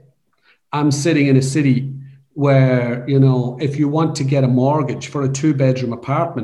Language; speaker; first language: English; native; English